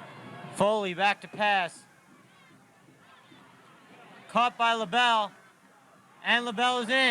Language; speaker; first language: English; native; English